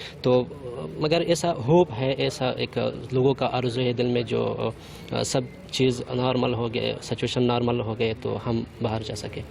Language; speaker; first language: Hindi; non-native, learner; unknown